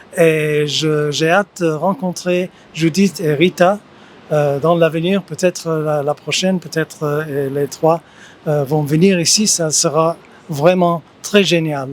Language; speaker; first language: French; early bilingual, heritage; English